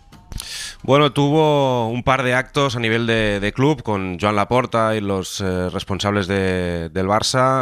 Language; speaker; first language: Spanish; native; Spanish